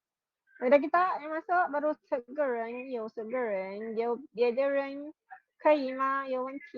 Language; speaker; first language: Chinese; non-native, fluent; Malay